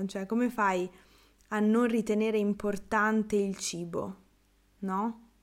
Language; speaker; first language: Italian; native; Italian